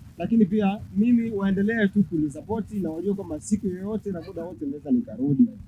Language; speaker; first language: Swahili; native; Swahili